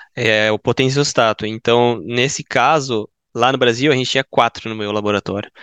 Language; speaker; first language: Portuguese; native; Portuguese